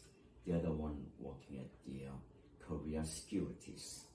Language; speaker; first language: English; non-native, fluent; Korean